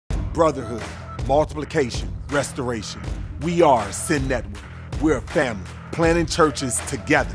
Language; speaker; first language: English; native; English